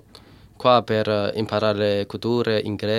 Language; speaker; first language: Italian; non-native, learner; Cantonese